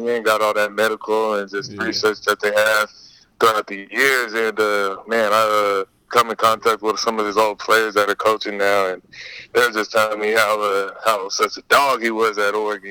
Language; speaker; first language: English; native; English